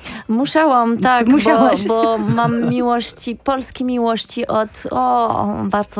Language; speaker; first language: Polish; non-native, learner; French